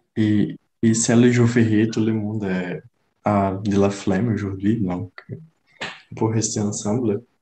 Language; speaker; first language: French; non-native, learner; Portuguese